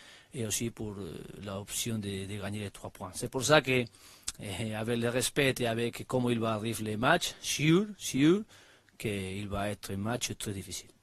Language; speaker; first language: French; non-native, learner; Spanish